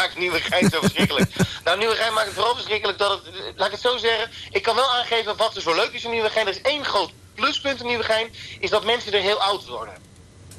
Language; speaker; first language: Dutch; native; Dutch